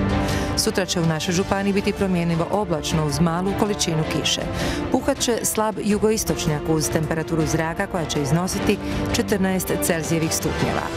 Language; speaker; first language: Serbian; native; Serbian